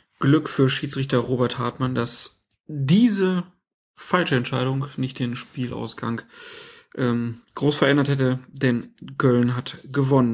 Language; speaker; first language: German; native; German